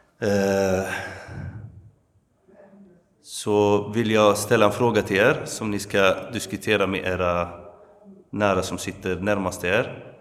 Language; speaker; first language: Swedish; early bilingual, other home language; Arabic